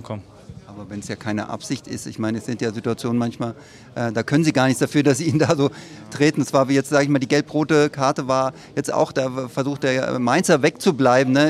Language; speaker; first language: German; native; German